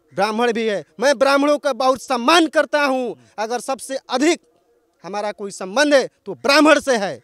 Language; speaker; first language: Hindi; native; Hindi